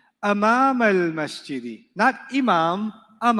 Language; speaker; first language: Arabic; non-native, fluent; English